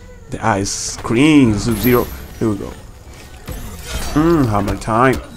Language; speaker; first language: English; non-native, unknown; Spanish